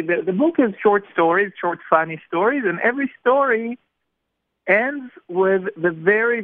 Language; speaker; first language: English; non-native, fluent; Hebrew